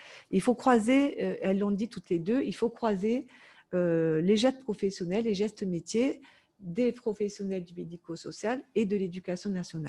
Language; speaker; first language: French; native; French